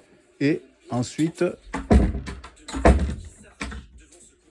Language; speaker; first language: French; native; French